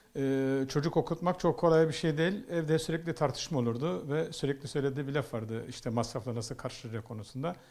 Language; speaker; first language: Turkish; native; Turkish